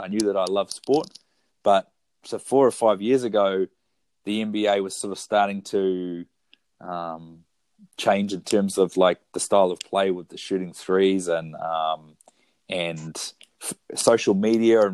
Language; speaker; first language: English; native; English